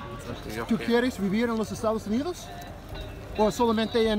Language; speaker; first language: Spanish; non-native, learner; English